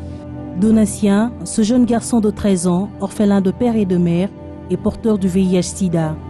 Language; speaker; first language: French; native; French